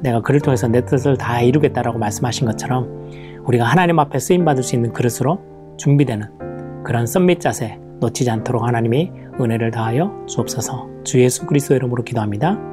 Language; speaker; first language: Korean; native; Korean